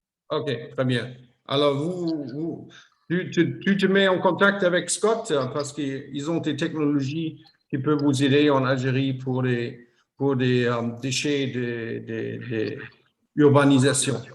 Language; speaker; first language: French; non-native, fluent; German